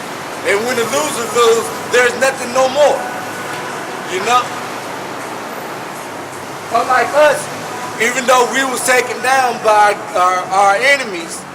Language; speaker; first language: English; native; English